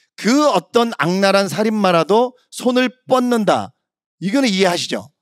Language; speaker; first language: Korean; native; Korean